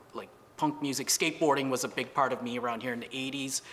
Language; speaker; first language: English; native; English